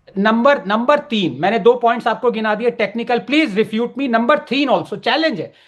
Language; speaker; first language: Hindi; non-native, local second language; Tamil